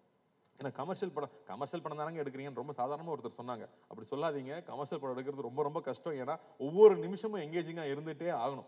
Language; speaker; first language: Tamil; native; Tamil